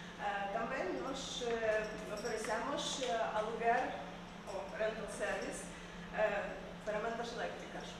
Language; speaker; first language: Portuguese; non-native, learner; Ukrainian